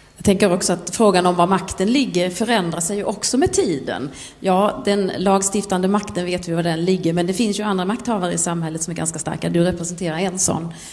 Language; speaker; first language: Swedish; native; Swedish